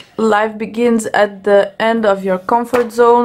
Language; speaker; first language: English; non-native, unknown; Lithuanian